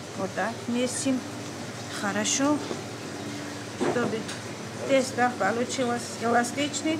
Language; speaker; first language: Russian; non-native, fluent; Georgian